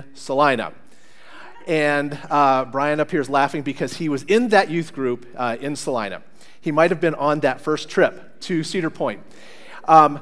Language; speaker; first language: English; native; English